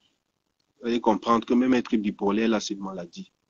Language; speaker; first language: French; native; French